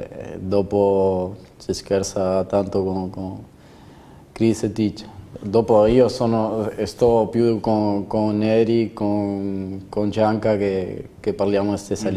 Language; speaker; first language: Italian; non-native, fluent; Spanish